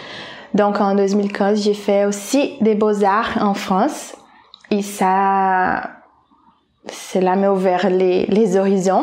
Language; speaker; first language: French; non-native, fluent; Portuguese